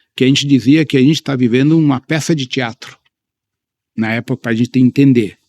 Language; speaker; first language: Portuguese; early bilingual, other home language; Spanish